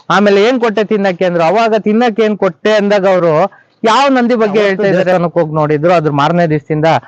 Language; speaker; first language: Kannada; native; Kannada